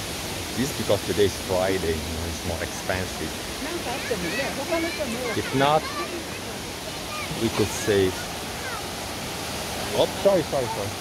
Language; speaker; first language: English; non-native, fluent; Portuguese